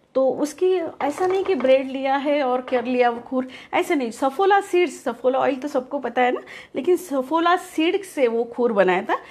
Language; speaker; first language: Hindi; non-native, local second language; Marathi